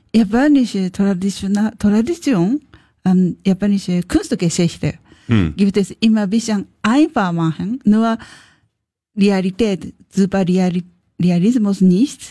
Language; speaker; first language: German; non-native, learner; Japanese